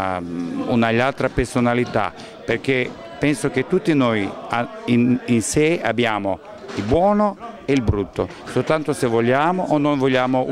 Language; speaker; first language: Italian; non-native, fluent; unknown